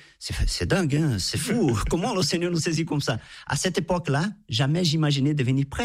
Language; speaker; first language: French; non-native, fluent; Portuguese